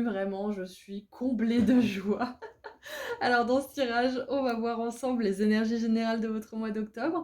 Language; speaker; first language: French; native; French